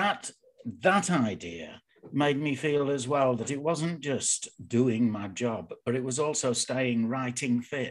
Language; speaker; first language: English; native; English